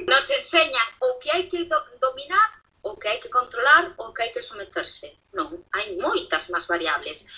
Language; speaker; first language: Galician; non-native, local second language; Spanish